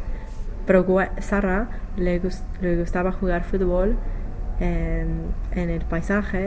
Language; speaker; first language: Spanish; non-native, learner; English